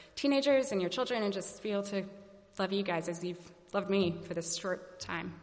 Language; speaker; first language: English; native; English